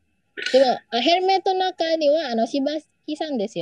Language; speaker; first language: Japanese; non-native, learner; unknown